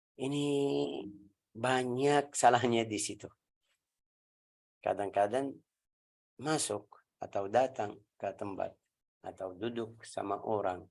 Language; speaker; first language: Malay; non-native, learner; Arabic